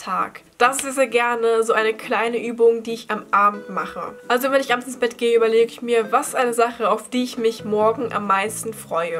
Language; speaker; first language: German; native; German